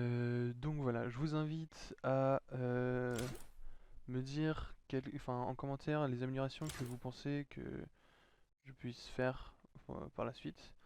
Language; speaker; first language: French; native; French